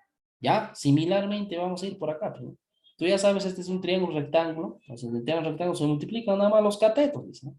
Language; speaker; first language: Spanish; native; Spanish